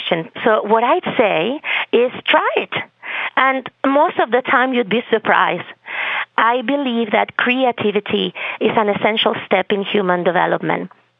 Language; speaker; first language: English; non-native, fluent; Spanish